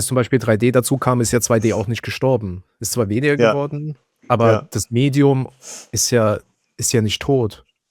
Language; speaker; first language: German; native; German